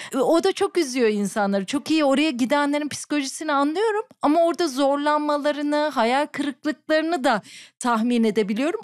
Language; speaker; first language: Turkish; native; Turkish